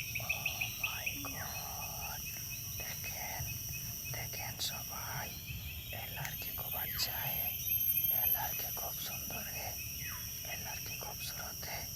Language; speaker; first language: Hindi; non-native, learner; Bangla